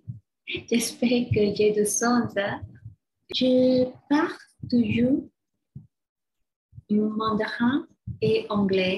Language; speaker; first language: French; non-native, learner; Chinese